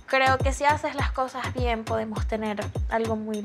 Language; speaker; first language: Spanish; native; Spanish